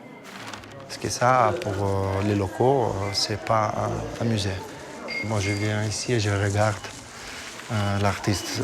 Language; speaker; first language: French; non-native, fluent; Italian